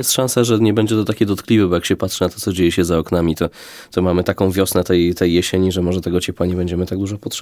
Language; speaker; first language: Polish; native; Polish